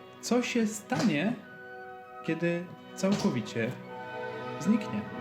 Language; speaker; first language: Polish; native; Polish